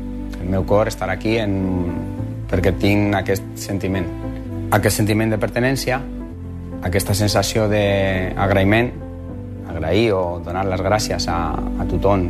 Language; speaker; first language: Catalan; non-native, local second language; Spanish